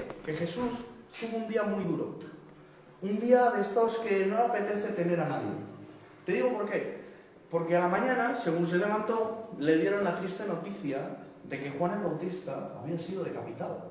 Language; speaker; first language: Spanish; native; Spanish